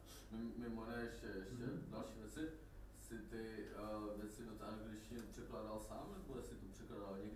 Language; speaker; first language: Czech; native; Czech